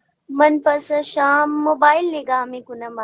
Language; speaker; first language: Persian; non-native, learner; Urdu